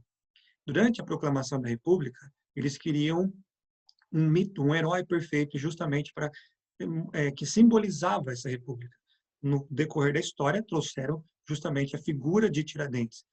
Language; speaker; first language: Portuguese; native; Portuguese